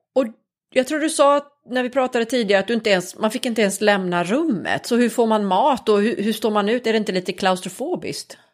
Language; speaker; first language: Swedish; native; Swedish